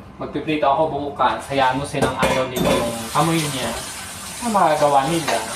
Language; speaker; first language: Filipino; non-native, local second language; Iloko